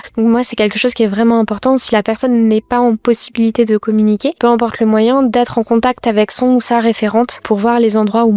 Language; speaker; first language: French; native; French